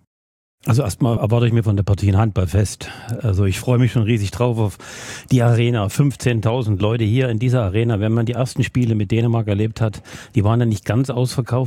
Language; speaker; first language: German; native; German